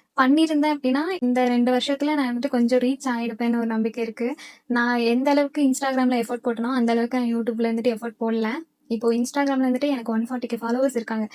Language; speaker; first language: Tamil; non-native, local second language; Malayalam